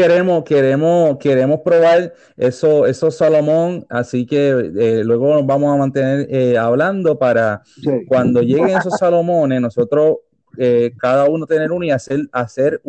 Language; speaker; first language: Spanish; native; Spanish